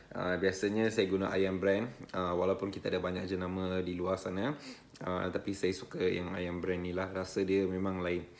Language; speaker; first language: Malay; non-native, local second language; Tamil